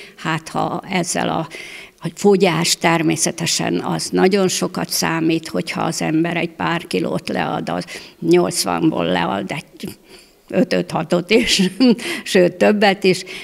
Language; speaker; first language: Hungarian; native; Hungarian